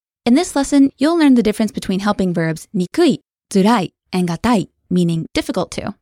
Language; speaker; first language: English; native; English